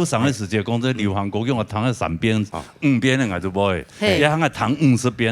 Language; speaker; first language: Chinese; native; Chinese